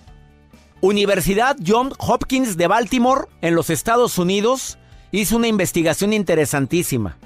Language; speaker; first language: Spanish; native; Spanish